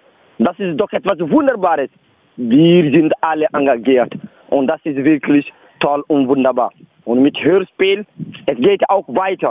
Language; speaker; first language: German; non-native, learner; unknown